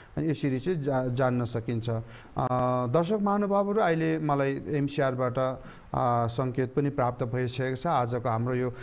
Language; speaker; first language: Nepali; non-native, local second language; Eastern Tamang